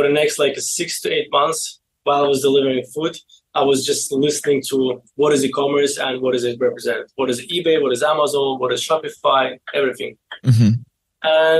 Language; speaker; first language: English; non-native, fluent; Azerbaijani